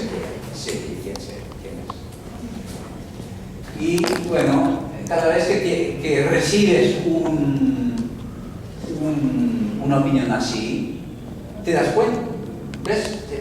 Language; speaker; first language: Spanish; non-native, fluent; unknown